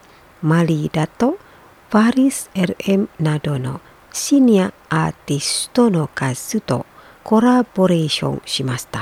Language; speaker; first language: Japanese; non-native, fluent; Indonesian